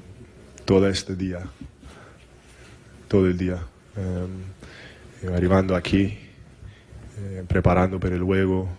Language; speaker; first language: Spanish; non-native, learner; English